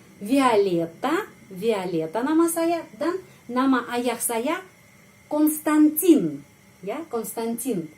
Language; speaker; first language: Indonesian; non-native, fluent; Russian